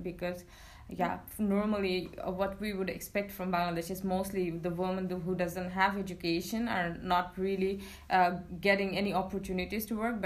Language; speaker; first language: English; non-native, local second language; Bangla